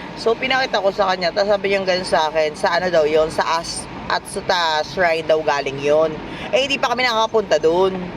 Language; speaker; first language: Filipino; native; Filipino